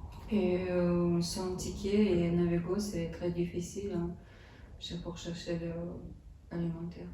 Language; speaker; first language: French; non-native, learner; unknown